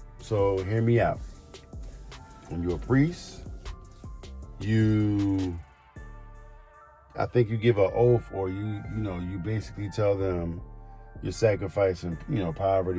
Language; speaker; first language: English; native; English